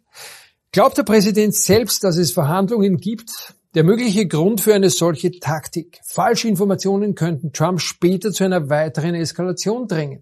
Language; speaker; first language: German; native; German